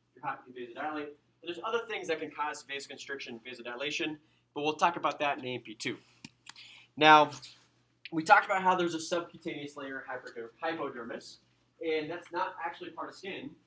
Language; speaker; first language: English; native; English